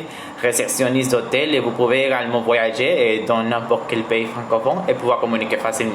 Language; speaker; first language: French; non-native, learner; Spanish